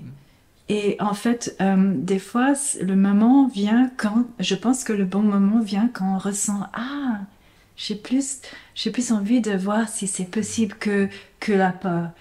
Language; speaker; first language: French; non-native, fluent; English